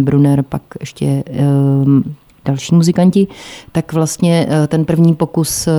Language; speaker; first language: Czech; native; Czech